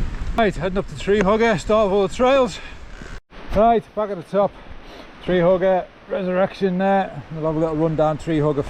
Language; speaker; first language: English; native; English